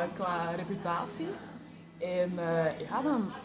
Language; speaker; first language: Dutch; native; Dutch